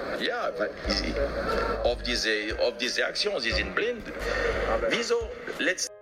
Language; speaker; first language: German; non-native, learner; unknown